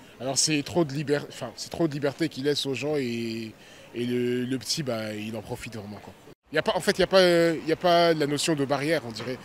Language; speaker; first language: French; early bilingual, other home language; Lingala